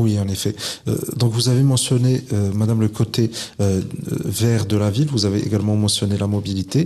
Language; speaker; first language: French; non-native, local second language; Arabic